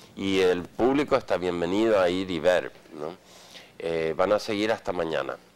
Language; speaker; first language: Spanish; non-native, fluent; Swedish